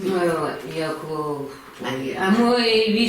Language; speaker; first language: French; native; French